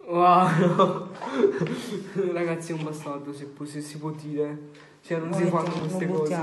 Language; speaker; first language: Italian; native; Italian